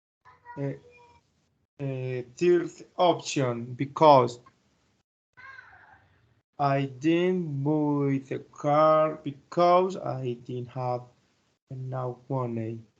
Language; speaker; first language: English; non-native, learner; Spanish